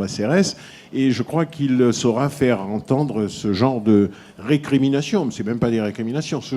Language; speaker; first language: French; native; French